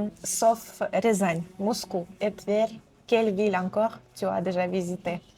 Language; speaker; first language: French; non-native, fluent; Russian